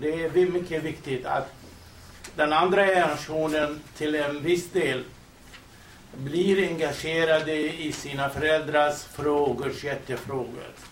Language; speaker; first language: Swedish; non-native, fluent; Kurdish